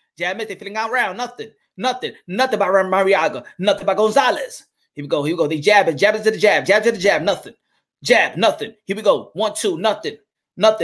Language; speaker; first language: English; early bilingual, other home language; Spanish